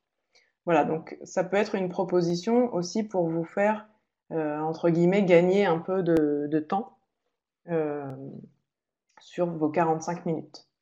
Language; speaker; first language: French; native; French